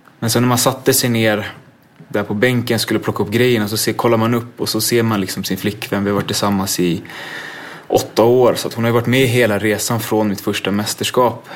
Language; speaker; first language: Swedish; native; Swedish